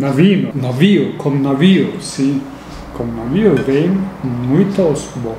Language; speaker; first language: Portuguese; non-native, learner; Turkish